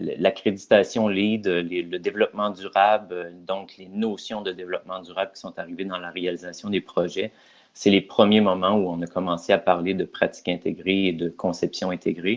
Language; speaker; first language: French; native; French